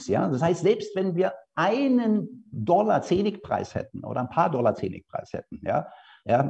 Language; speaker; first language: German; native; German